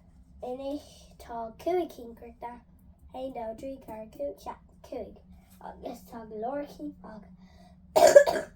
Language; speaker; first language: Irish; non-native, learner; English